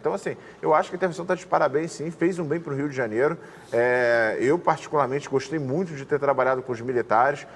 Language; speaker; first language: Portuguese; native; Portuguese